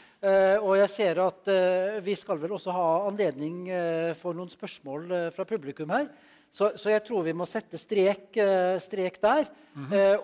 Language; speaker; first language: Norwegian; native; Norwegian